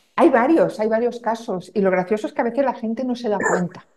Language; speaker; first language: Spanish; native; Spanish